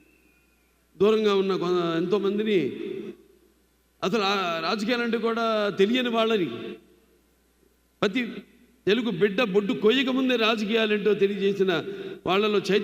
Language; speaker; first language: Telugu; native; Telugu